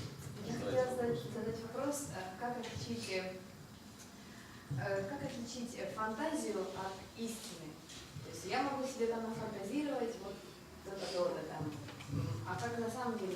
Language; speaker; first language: Russian; native; Russian